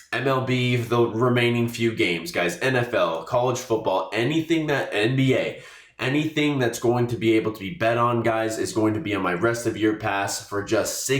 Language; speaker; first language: English; native; English